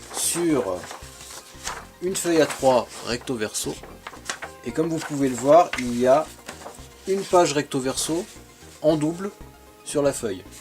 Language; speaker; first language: French; native; French